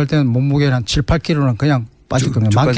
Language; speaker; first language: Korean; native; Korean